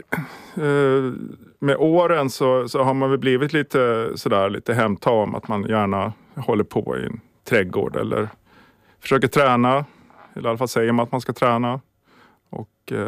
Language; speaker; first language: Swedish; native; Swedish